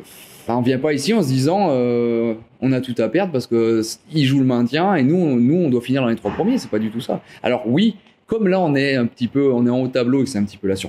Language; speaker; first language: French; native; French